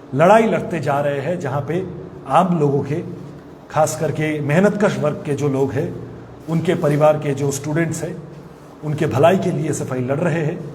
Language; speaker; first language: Hindi; non-native, local second language; Bangla